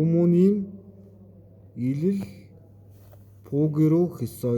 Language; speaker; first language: Korean; non-native, learner; Mongolian